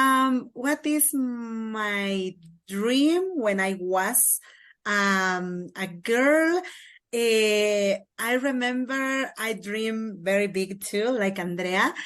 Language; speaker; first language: English; non-native, learner; Kaqchikel